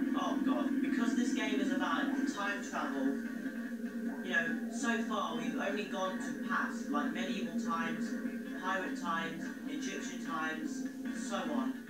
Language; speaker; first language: English; native; English